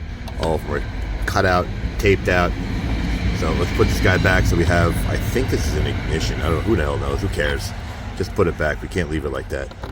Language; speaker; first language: English; native; English